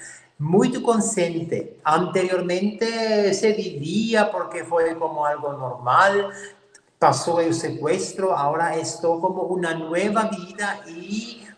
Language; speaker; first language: Portuguese; non-native, fluent; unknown